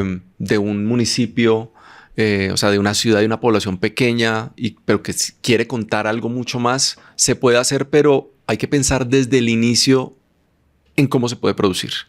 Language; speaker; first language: Spanish; native; Spanish